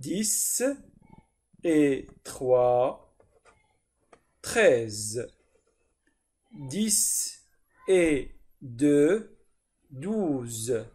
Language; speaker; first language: French; non-native, fluent; Arabic